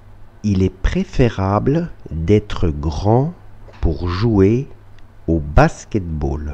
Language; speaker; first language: French; non-native, fluent; Russian